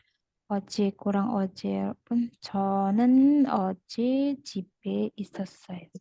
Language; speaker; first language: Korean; non-native, fluent; Indonesian